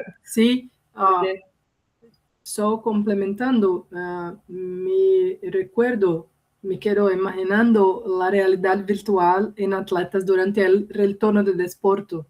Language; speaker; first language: Spanish; non-native, learner; Portuguese